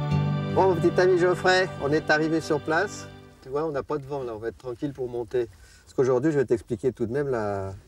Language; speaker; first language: French; native; French